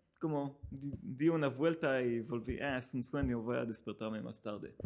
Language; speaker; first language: Spanish; non-native, learner; Hebrew